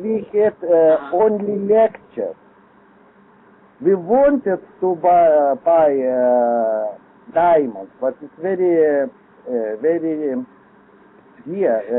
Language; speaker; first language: English; non-native, learner; Lithuanian